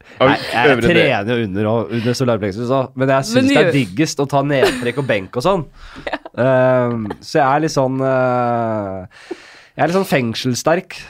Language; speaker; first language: Norwegian; native; Norwegian